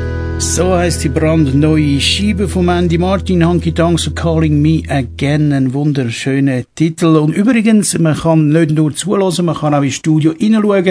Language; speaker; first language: German; native; German